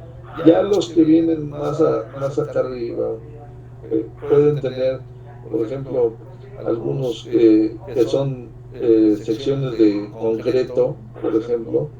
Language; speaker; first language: Spanish; native; Spanish